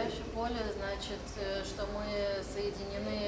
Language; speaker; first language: Russian; native; Russian